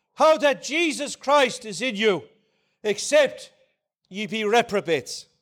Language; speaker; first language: English; native; English